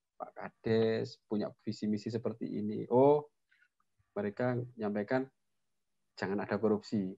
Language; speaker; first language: Indonesian; non-native, local second language; Javanese